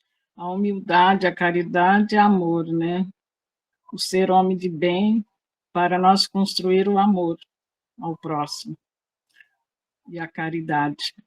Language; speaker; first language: Portuguese; native; Portuguese